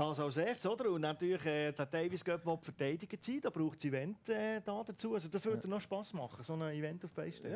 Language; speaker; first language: German; native; German